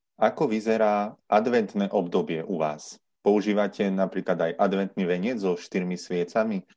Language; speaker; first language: Slovak; native; Slovak